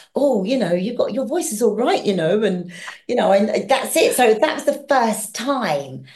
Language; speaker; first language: English; native; English